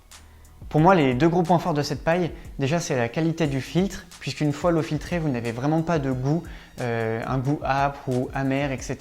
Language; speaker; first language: French; native; French